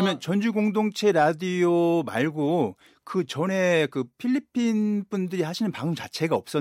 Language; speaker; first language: Korean; native; Korean